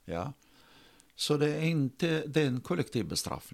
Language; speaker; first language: Swedish; non-native, fluent; Arabic